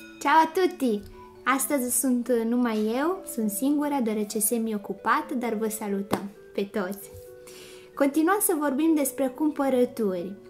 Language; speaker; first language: Romanian; non-native, fluent; Italian